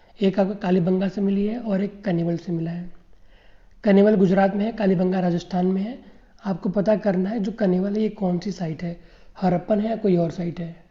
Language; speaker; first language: Hindi; native; Hindi